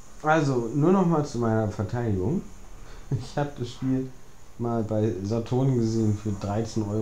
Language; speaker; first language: German; native; German